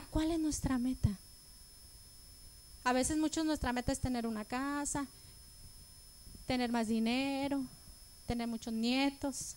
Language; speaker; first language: Spanish; native; Spanish